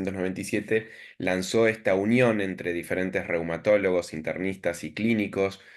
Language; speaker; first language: Spanish; native; Spanish